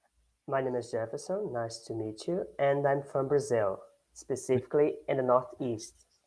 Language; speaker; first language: English; non-native, learner; Portuguese